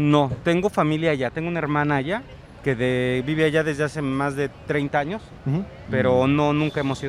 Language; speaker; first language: Spanish; native; Spanish